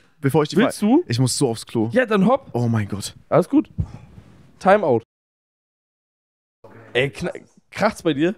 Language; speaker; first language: German; native; German